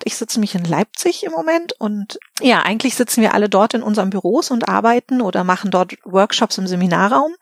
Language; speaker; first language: German; native; German